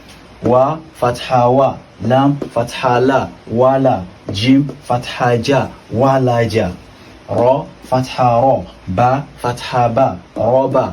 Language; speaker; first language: Arabic; non-native, fluent; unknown